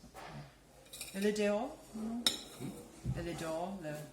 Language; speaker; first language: French; non-native, learner; English